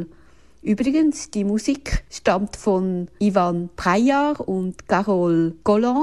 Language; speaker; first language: German; native; German